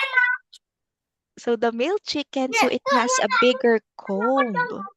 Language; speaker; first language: English; non-native, local second language; Filipino